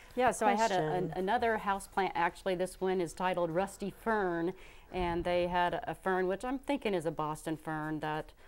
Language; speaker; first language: English; native; English